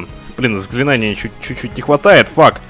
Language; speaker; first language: Russian; native; Russian